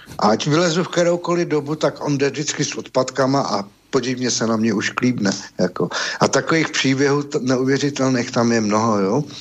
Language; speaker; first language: Czech; native; Czech